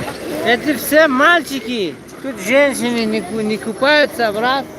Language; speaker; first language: Russian; non-native, local second language; Tajik